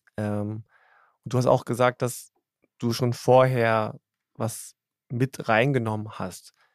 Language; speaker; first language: German; native; German